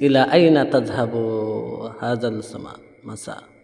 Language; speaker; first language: Arabic; non-native, learner; Assamese